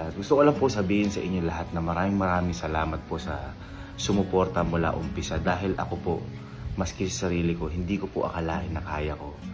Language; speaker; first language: Filipino; native; Filipino